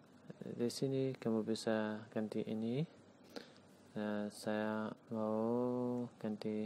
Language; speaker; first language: Indonesian; non-native, learner; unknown